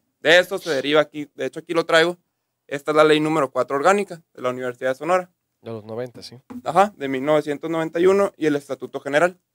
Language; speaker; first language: Spanish; native; Spanish